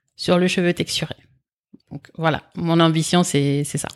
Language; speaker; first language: French; native; French